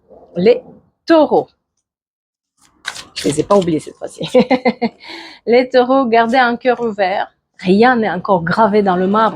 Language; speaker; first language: French; native; French